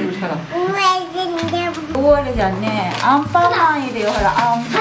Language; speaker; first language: Swedish; non-native, learner; Japanese